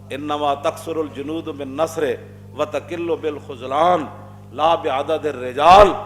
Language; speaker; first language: Urdu; non-native, local second language; Punjabi